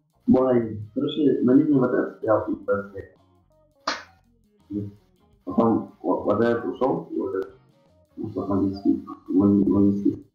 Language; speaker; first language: Russian; non-native, local second language; Yakut